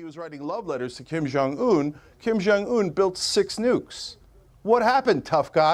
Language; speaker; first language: English; native; English